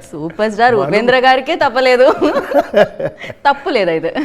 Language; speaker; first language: Telugu; native; Telugu